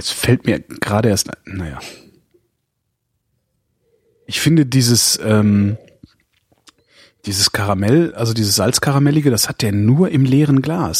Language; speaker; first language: German; native; German